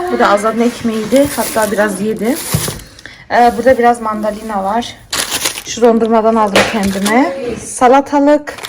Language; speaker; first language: Turkish; early bilingual, heritage; Turkish